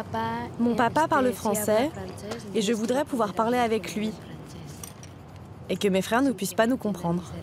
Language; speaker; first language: French; early bilingual, heritage; Spanish